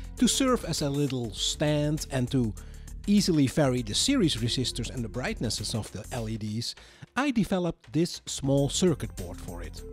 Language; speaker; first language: English; non-native, fluent; Dutch